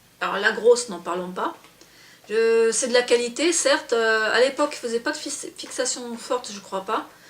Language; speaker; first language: French; native; French